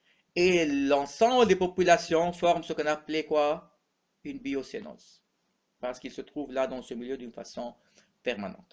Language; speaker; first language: French; non-native, local second language; Arabic